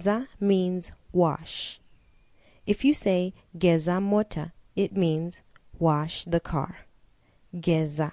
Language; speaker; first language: English; non-native, local second language; Shona